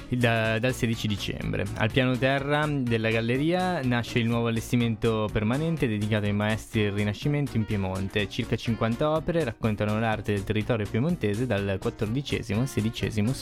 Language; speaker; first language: Italian; native; Italian